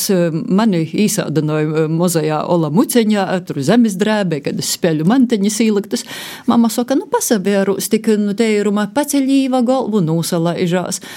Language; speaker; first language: Latvian; native; Latvian